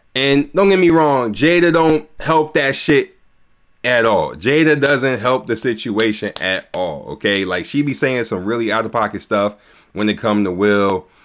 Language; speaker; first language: English; native; English